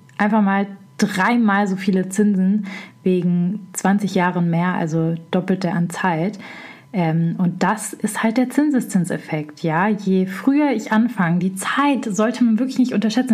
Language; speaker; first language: German; native; German